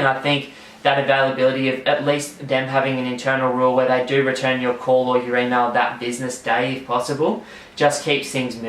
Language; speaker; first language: English; native; English